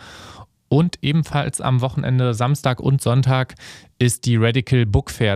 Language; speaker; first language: German; native; German